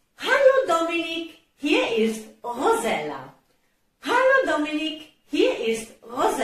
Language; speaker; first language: German; non-native, fluent; Italian